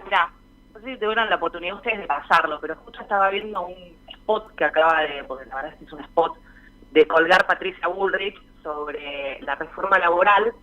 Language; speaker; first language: Spanish; native; Spanish